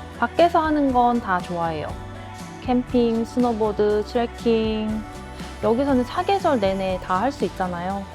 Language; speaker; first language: Korean; native; Korean